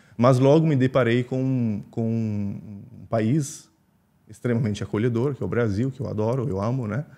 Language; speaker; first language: Portuguese; non-native, fluent; Italian